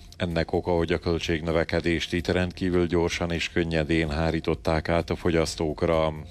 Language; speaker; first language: Hungarian; native; Hungarian